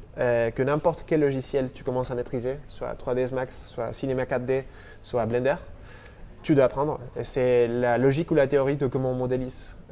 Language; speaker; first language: French; non-native, fluent; Spanish